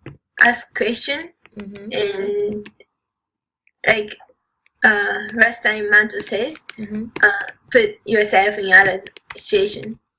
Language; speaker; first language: English; non-native, learner; Japanese